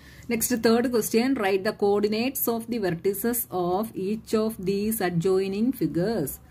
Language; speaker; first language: English; non-native, local second language; Malayalam